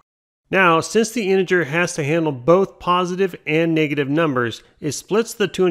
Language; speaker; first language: English; native; English